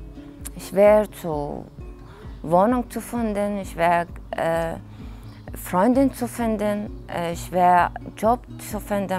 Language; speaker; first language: German; non-native, learner; Kurdish